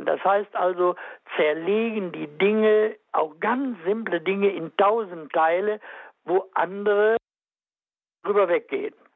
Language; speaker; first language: German; native; German